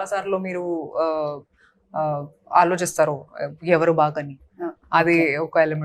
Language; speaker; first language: Telugu; non-native, fluent; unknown